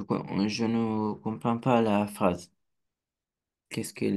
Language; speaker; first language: French; non-native, learner; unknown